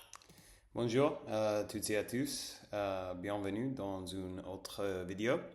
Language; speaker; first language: French; non-native, fluent; Spanish